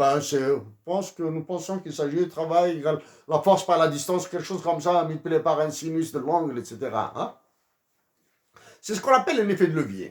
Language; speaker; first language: French; native; French